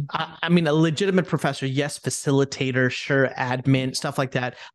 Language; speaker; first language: English; early bilingual, other home language; Hindi